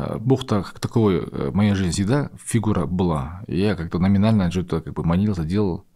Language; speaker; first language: Russian; non-native, local second language; Kazakh